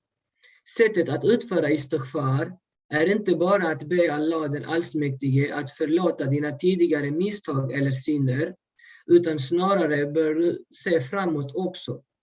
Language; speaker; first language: Swedish; early bilingual, other home language; Urdu